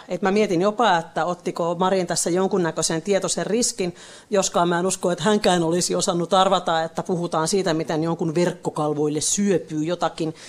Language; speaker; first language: Finnish; native; Finnish